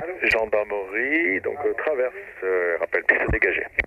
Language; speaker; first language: French; native; French